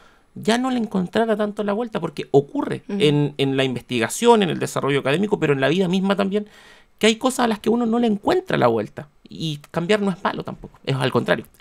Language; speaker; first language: Spanish; native; Spanish